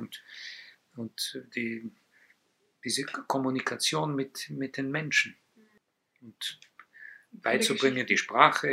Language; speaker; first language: German; non-native, fluent; Hebrew